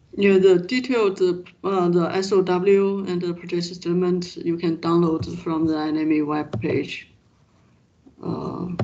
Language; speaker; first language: English; non-native, fluent; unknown